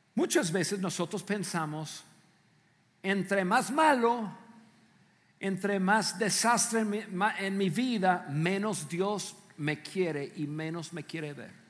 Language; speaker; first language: Spanish; non-native, fluent; English